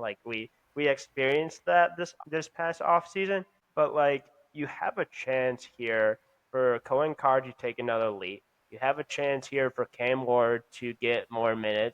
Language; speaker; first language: English; native; English